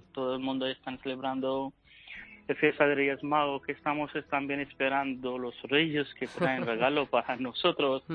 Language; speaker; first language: Spanish; non-native, learner; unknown